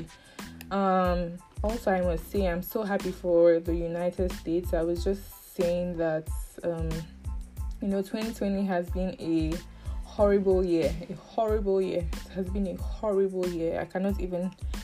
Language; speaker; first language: English; non-native, local second language; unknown